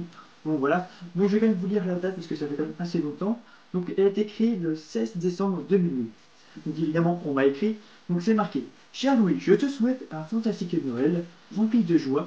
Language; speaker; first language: French; native; French